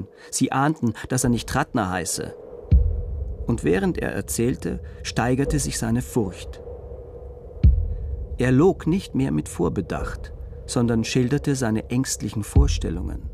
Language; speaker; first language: German; native; German